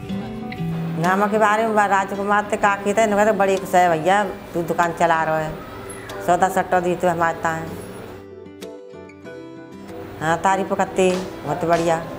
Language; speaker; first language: Hindi; native; Hindi